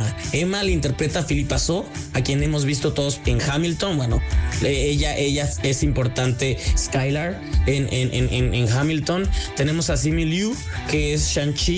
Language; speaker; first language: Spanish; native; Spanish